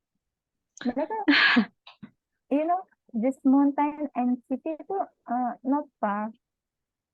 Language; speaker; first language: English; non-native, learner; Indonesian